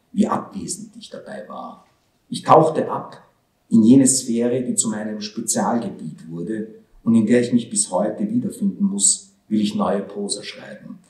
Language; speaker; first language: German; early bilingual, other home language; Hebrew